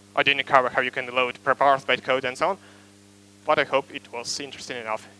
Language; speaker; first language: English; non-native, fluent; Ukrainian